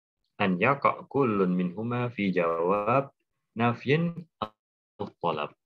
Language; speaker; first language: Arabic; non-native, fluent; Indonesian